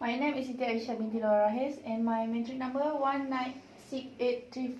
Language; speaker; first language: English; non-native, learner; Malay